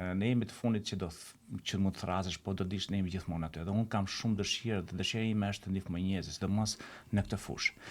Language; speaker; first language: Albanian; native; Albanian